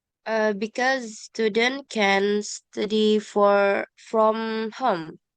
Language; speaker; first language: English; non-native, learner; Indonesian